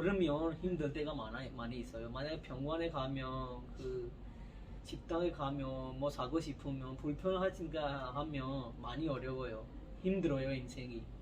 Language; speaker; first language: Korean; non-native, learner; Urdu